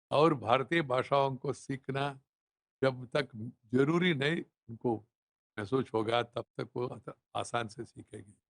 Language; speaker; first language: Hindi; non-native, local second language; Telugu